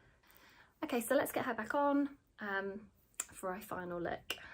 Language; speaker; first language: English; native; English